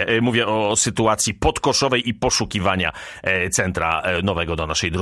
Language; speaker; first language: Polish; native; Polish